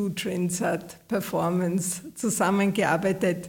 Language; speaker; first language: German; native; German